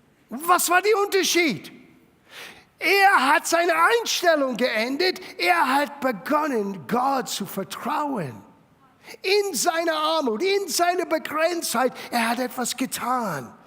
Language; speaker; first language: German; non-native, fluent; English